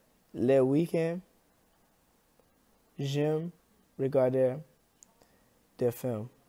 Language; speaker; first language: French; non-native, learner; English